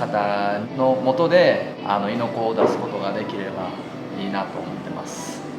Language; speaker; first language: Japanese; native; Japanese